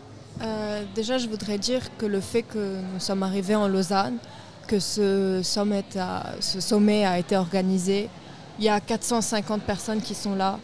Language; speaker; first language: French; non-native, local second language; Arabic